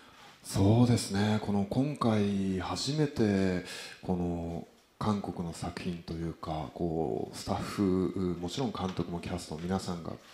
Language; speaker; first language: Japanese; native; Japanese